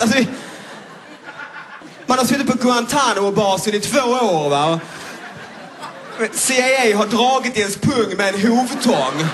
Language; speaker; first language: Swedish; native; Swedish